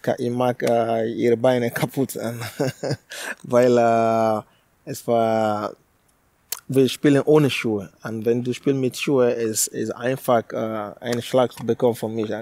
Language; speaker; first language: German; non-native, learner; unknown